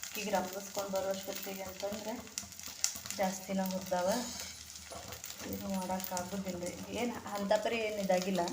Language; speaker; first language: Kannada; native; Kannada